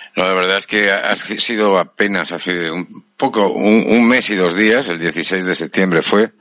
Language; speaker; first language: Spanish; native; Spanish